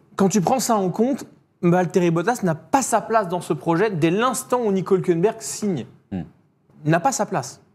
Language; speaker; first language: French; native; French